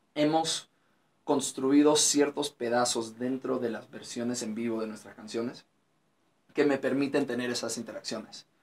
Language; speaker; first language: Spanish; early bilingual, heritage; Spanish